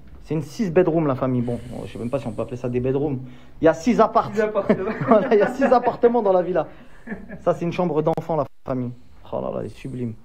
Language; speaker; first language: French; native; French